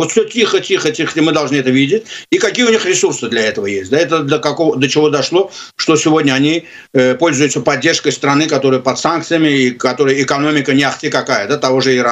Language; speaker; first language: Russian; non-native, local second language; Azerbaijani